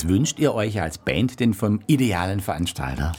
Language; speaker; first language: German; native; German